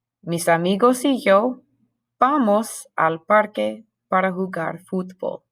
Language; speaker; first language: Spanish; non-native, fluent; English